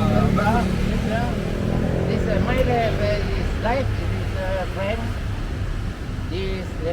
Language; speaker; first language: English; non-native, learner; Indonesian